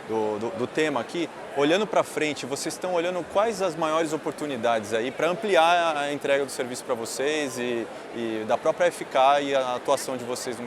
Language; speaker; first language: Portuguese; native; Portuguese